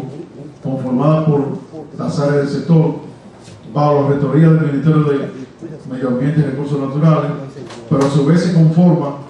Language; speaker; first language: Spanish; native; Spanish